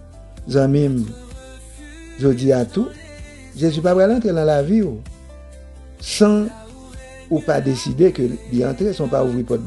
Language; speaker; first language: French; non-native, local second language; Haitian Creole